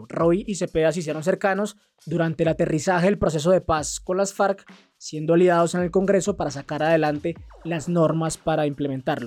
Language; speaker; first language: Spanish; native; Spanish